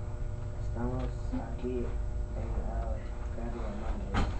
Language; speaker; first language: Spanish; non-native, learner; English